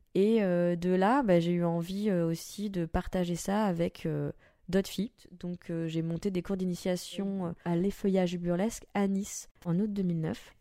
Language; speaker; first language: French; native; French